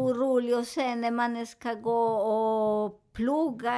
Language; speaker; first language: Swedish; non-native, fluent; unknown